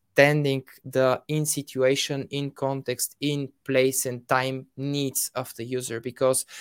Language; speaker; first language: English; non-native, fluent; Bulgarian